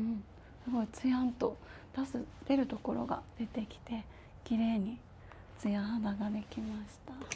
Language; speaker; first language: Japanese; native; Japanese